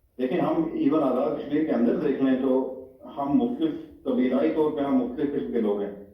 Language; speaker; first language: Urdu; non-native, local second language; Pahari-Potwari